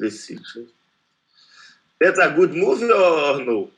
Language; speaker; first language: English; non-native, learner; Portuguese